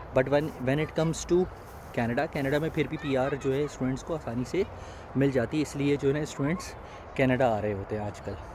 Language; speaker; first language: Urdu; native; Urdu